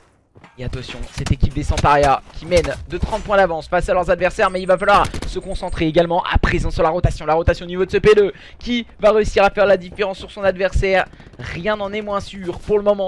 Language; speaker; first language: French; native; French